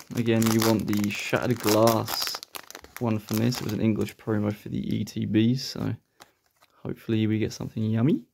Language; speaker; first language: English; native; English